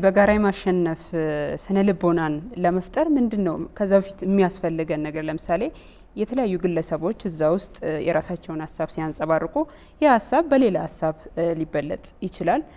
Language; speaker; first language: Amharic; native; Amharic